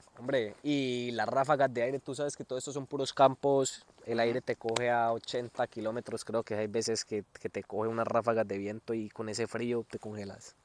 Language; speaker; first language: Spanish; native; Spanish